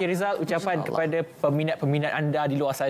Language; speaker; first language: Malay; native; Malay